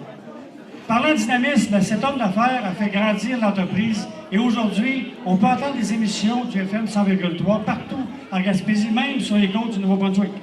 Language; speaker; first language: French; native; French